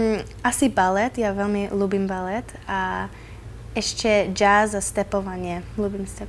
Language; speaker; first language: Slovak; early bilingual, heritage; Slovak